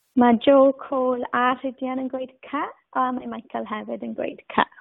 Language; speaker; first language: Welsh; native; Welsh